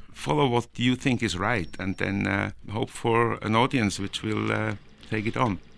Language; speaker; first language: English; non-native, fluent; Norwegian